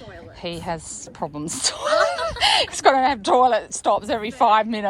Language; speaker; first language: English; native; English